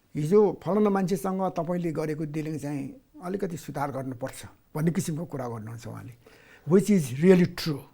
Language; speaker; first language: Nepali; non-native, local second language; Newari